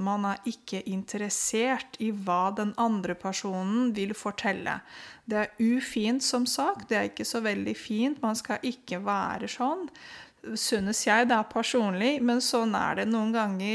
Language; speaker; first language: Norwegian; non-native, fluent; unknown